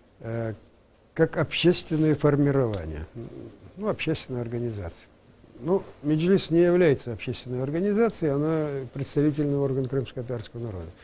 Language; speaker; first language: Russian; non-native, local second language; Crimean Tatar